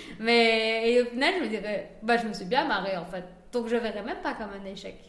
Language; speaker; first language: French; early bilingual, other home language; Spanish